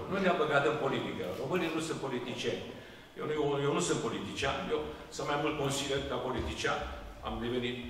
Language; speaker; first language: Romanian; early bilingual, heritage; Romanian